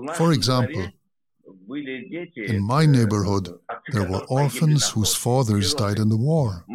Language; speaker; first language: English; non-native, fluent; Azerbaijani